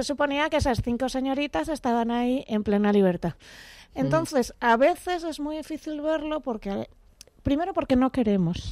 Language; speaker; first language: Spanish; native; Spanish